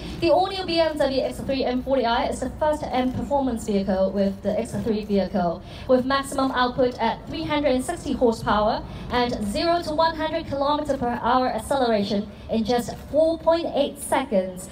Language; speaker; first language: English; non-native, local second language; Cantonese